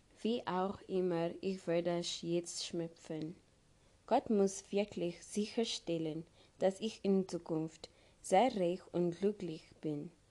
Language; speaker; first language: German; non-native, learner; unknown